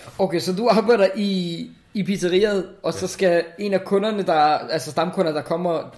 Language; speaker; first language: Danish; native; Danish